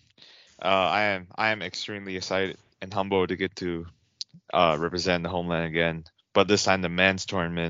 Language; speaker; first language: English; non-native, fluent; Chinese